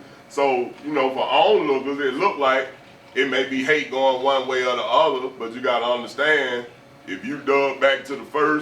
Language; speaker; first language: English; native; English